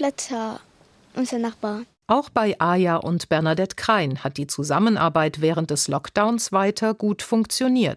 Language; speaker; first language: German; native; German